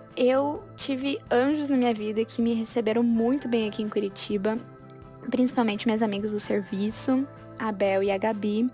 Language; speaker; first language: Portuguese; native; Portuguese